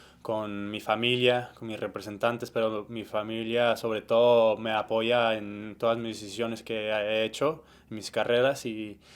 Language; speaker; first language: Spanish; early bilingual, heritage; Spanish